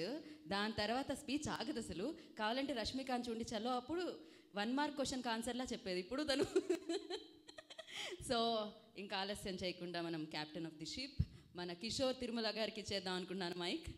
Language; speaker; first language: Telugu; native; Telugu